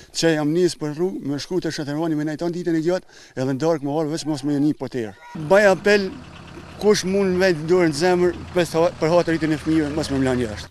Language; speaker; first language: Albanian; native; Albanian